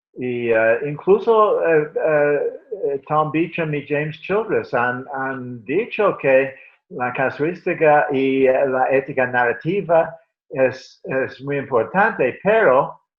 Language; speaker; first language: Spanish; non-native, fluent; English